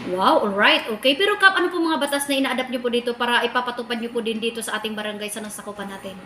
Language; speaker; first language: Filipino; native; Filipino